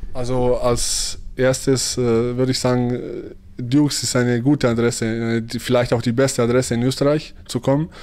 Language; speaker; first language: German; early bilingual, other home language; Bosnian